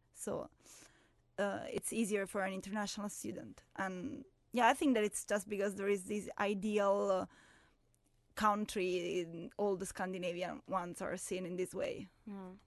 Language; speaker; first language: English; non-native, fluent; Italian